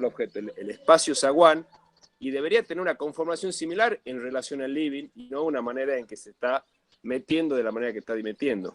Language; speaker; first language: Spanish; native; Spanish